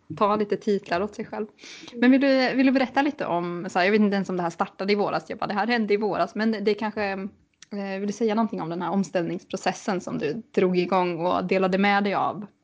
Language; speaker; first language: Swedish; native; Swedish